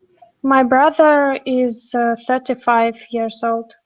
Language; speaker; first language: English; non-native, learner; Russian